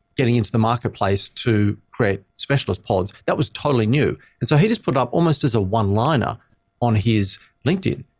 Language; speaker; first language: English; native; English